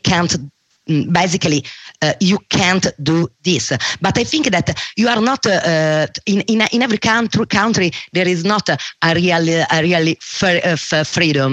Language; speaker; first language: English; non-native, learner; Russian